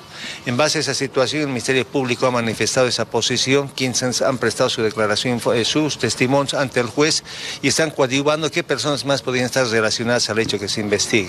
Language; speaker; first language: Spanish; native; Spanish